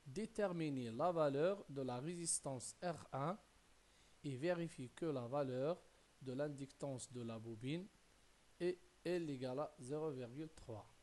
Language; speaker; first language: French; non-native, local second language; Arabic